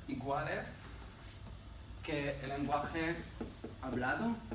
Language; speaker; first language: Spanish; non-native, learner; Hebrew